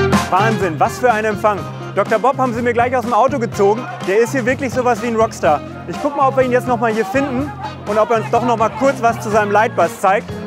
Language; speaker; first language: German; native; German